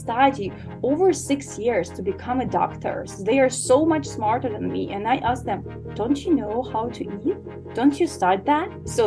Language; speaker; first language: English; non-native, fluent; Ukrainian